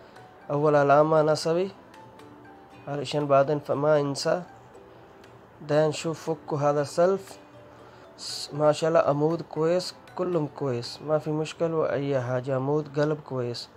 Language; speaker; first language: Arabic; non-native, learner; Urdu